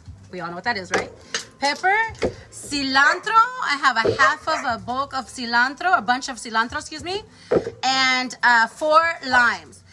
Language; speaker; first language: English; early bilingual, other home language; Spanish